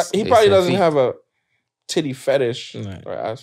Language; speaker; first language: English; native; English